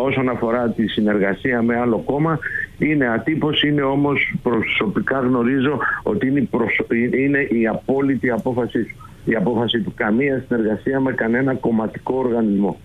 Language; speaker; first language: Greek; native; Greek